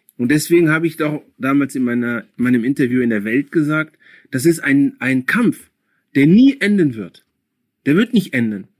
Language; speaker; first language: German; early bilingual, other home language; Akan